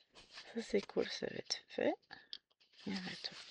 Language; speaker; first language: French; native; French